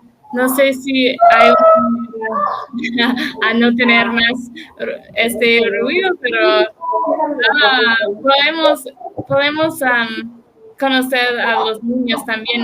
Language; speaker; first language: Spanish; non-native, learner; English